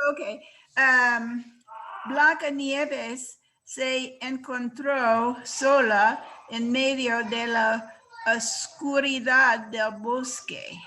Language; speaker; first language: Spanish; non-native, learner; English